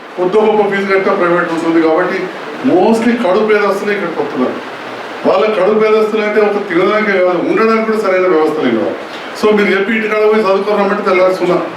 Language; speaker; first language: Telugu; native; Telugu